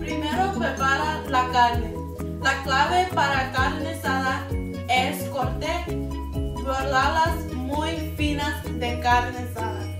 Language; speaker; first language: Spanish; non-native, learner; English